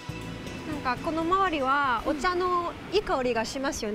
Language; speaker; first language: Japanese; non-native, fluent; French